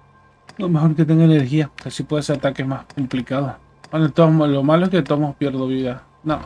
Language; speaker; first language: Spanish; native; Spanish